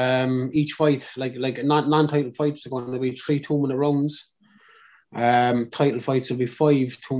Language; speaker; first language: English; native; English